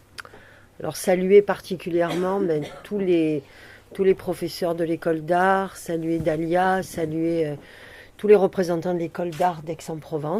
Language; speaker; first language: French; native; French